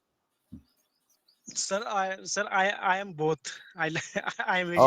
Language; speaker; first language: English; non-native, learner; Hindi